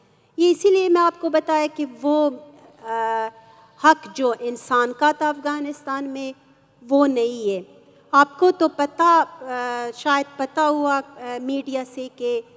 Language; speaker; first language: Hindi; non-native, fluent; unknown